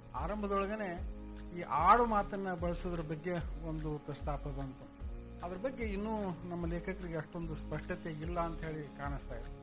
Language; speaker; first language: Kannada; native; Kannada